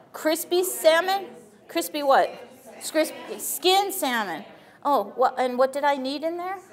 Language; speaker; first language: English; native; English